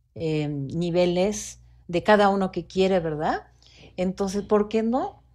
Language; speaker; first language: Spanish; non-native, fluent; Japanese